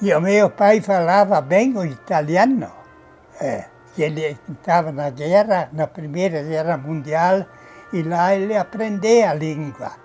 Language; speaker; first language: Portuguese; non-native, fluent; German